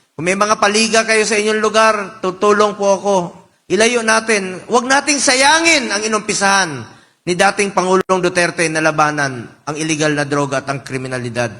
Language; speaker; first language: Filipino; non-native, local second language; Cebuano